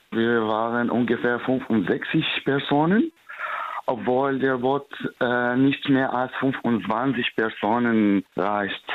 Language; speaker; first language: German; non-native, fluent; Arabic